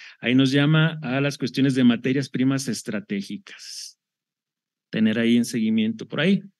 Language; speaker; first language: Spanish; native; Spanish